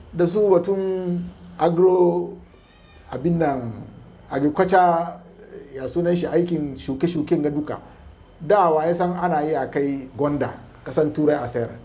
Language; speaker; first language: Hausa; non-native, local second language; Fula